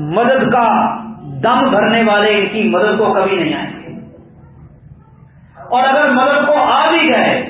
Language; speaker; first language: Urdu; non-native, local second language; Punjabi